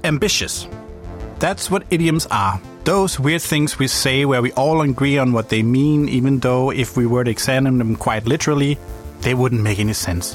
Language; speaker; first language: English; non-native, fluent; Danish